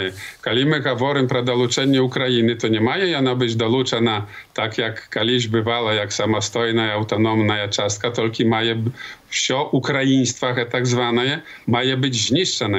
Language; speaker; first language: Polish; non-native, local second language; Belarusian